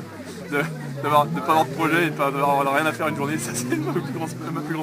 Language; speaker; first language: French; native; French